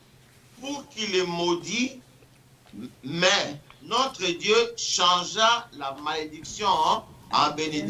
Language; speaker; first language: French; non-native, local second language; Lingala